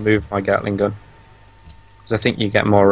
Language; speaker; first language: English; native; English